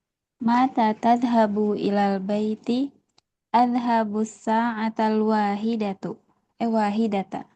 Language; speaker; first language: Arabic; non-native, learner; Indonesian